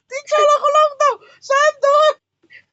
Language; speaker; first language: Chinese; native; Chinese